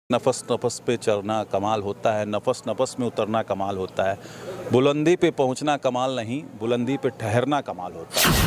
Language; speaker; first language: Hindi; native; Hindi